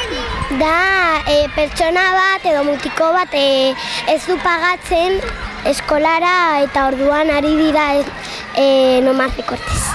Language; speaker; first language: Basque; non-native, local second language; Spanish